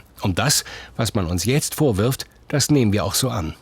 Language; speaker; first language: German; native; German